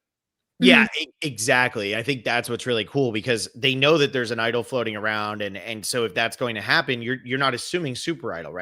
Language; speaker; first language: English; native; English